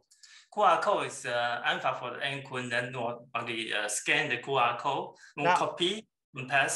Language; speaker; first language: German; non-native, learner; Chinese